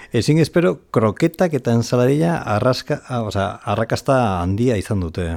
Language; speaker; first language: Basque; non-native, local second language; Spanish